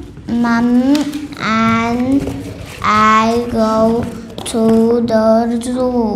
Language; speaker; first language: English; non-native, learner; Vietnamese